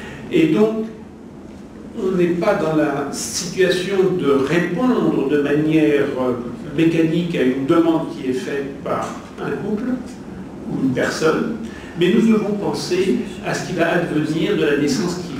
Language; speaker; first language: French; native; French